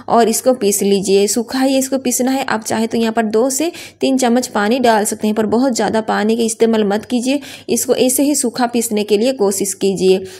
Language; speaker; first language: Hindi; native; Hindi